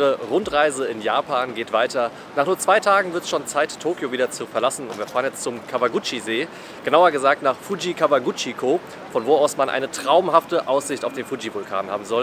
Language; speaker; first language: German; native; German